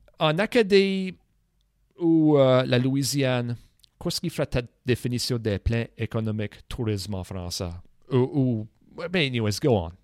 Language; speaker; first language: French; non-native, local second language; English